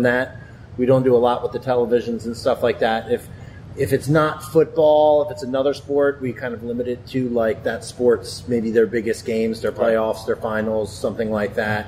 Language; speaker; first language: English; native; English